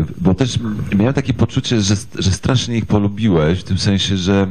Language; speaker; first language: Polish; native; Polish